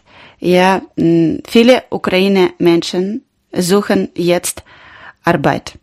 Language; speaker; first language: German; non-native, learner; Ukrainian